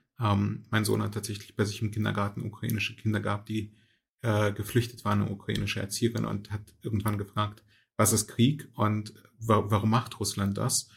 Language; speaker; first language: German; early bilingual, other home language; Russian